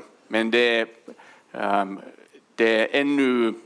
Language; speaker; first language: Swedish; non-native, local second language; Finnish